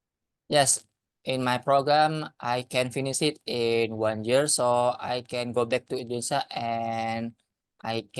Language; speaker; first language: English; non-native, learner; Indonesian